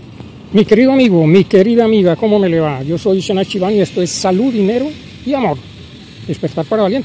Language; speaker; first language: Spanish; native; Spanish